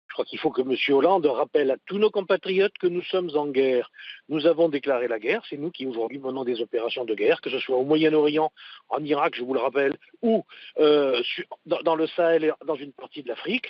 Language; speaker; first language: French; native; French